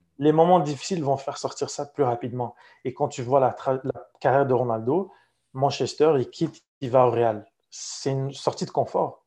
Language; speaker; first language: French; non-native, local second language; Arabic